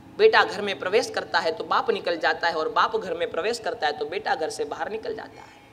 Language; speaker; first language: Hindi; non-native, local second language; Gujarati